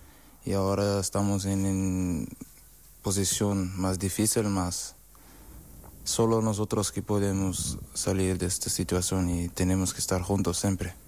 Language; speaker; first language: Spanish; non-native, learner; Portuguese